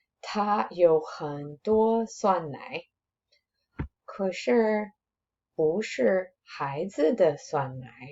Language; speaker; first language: Chinese; non-native, fluent; English